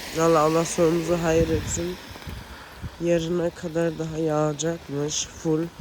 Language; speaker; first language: Turkish; early bilingual, heritage; Turkish